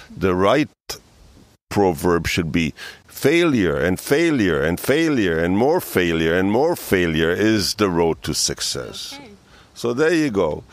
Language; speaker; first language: English; early bilingual, other home language; Hebrew